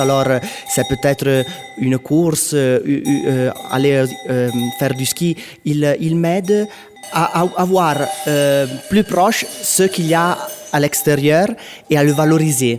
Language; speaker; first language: French; non-native, local second language; Italian